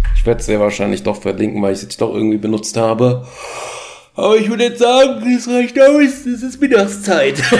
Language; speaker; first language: German; native; German